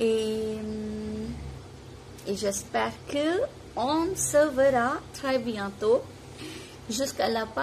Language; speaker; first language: French; non-native, fluent; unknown